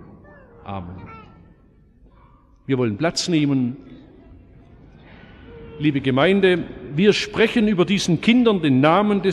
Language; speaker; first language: German; native; German